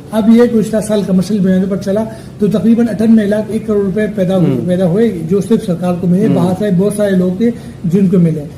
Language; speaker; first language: Urdu; non-native, local second language; Pashto